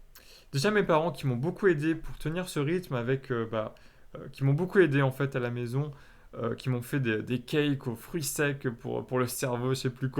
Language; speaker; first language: French; native; French